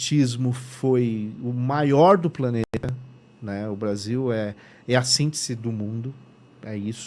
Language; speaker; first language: Portuguese; native; Portuguese